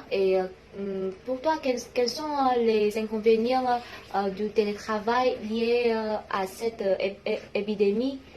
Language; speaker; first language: French; non-native, learner; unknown